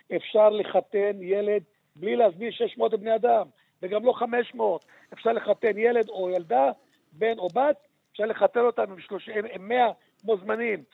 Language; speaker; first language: Hebrew; non-native, local second language; Arabic